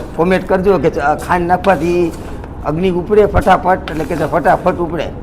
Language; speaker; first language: Gujarati; native; Gujarati